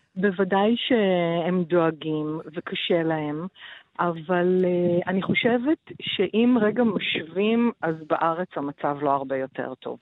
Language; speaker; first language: Hebrew; native; Hebrew